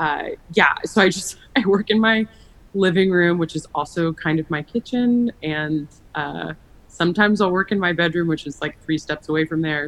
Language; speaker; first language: English; native; English